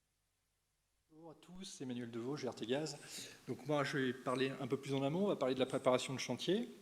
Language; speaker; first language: French; native; French